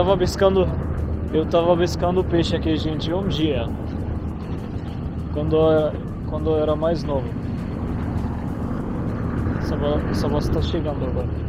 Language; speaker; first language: Portuguese; non-native, fluent; Arabic